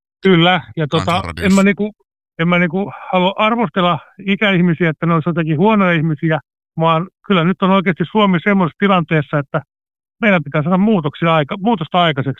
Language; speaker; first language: Finnish; native; Finnish